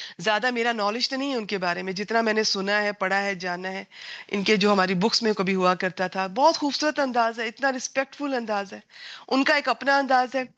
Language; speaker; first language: Urdu; non-native, local second language; Punjabi